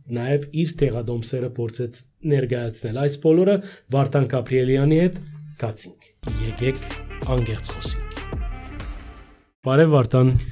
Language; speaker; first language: Armenian; native; Armenian